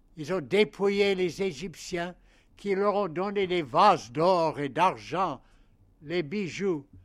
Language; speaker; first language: French; non-native, fluent; English